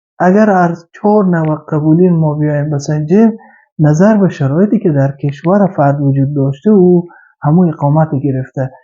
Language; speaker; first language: Persian; native; Persian